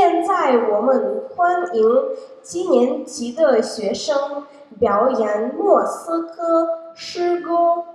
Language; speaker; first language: Chinese; non-native, learner; Russian